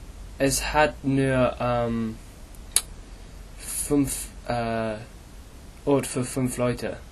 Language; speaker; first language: German; non-native, learner; English